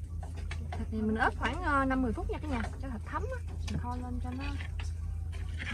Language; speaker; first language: Vietnamese; native; Vietnamese